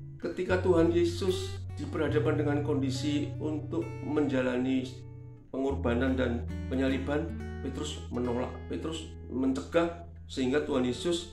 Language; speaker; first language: Indonesian; native; Indonesian